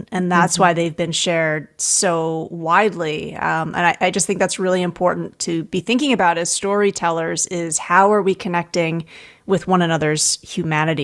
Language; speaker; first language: English; native; English